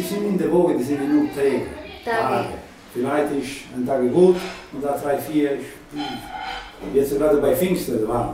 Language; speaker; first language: German; non-native, learner; Italian